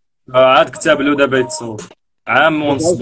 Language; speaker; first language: Arabic; native; Arabic